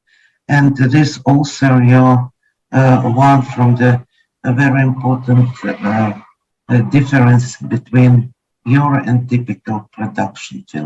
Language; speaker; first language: English; non-native, learner; Ukrainian